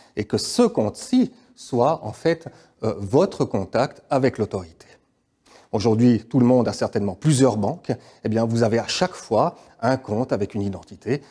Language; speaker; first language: French; native; French